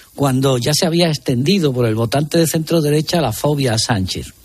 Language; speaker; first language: Spanish; native; Spanish